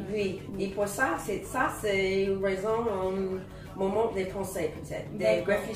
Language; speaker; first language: French; non-native, learner; English